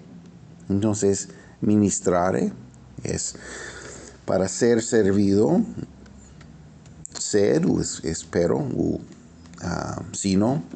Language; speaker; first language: Spanish; non-native, fluent; English